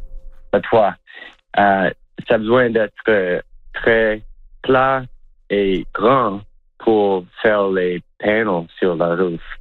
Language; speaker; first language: French; non-native, local second language; English